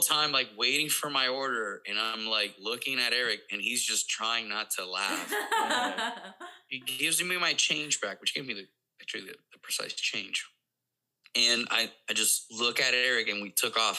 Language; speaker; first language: English; non-native, fluent; Spanish